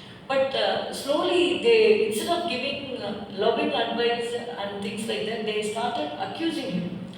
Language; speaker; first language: English; non-native, local second language; Tamil